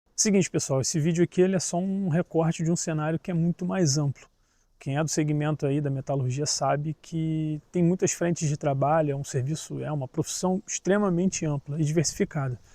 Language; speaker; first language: Portuguese; native; Portuguese